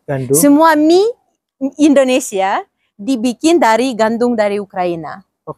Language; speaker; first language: Indonesian; non-native, fluent; Ukrainian